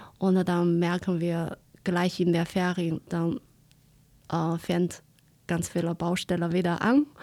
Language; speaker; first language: German; non-native, fluent; Chinese